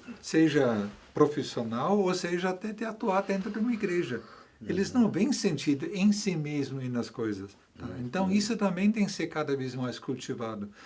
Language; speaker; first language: Portuguese; non-native, fluent; German